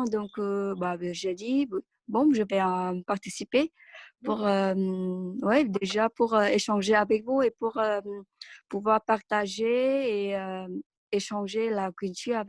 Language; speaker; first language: French; non-native, learner; Vietnamese